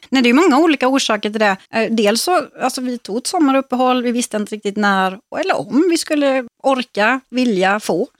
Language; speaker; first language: Swedish; native; Swedish